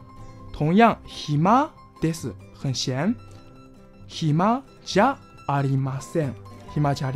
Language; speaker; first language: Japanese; non-native, fluent; Chinese